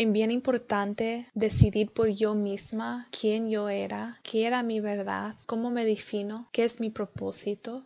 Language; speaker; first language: Spanish; early bilingual, heritage; Spanish